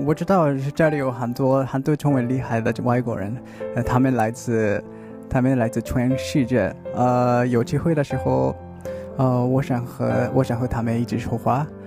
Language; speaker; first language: Chinese; non-native, fluent; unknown